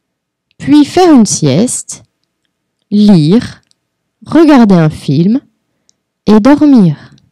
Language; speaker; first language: French; non-native, fluent; Portuguese